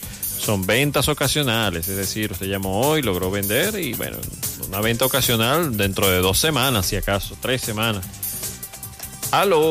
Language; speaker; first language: Spanish; native; Spanish